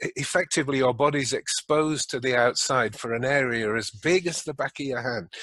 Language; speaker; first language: English; native; English